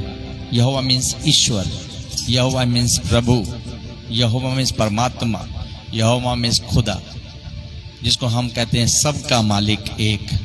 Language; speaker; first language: Hindi; native; Hindi